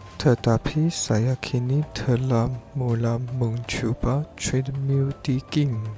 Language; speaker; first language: Malay; non-native, learner; Chinese